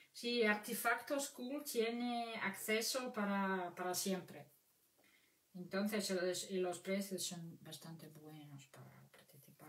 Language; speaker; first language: Spanish; non-native, fluent; Russian